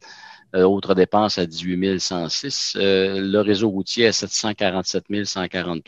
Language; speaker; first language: French; native; French